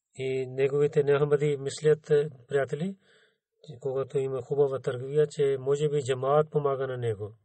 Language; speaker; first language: Bulgarian; non-native, fluent; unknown